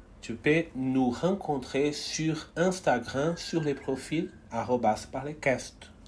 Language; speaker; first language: French; non-native, fluent; Portuguese